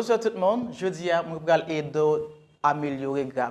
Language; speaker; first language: French; non-native, local second language; Haitian Creole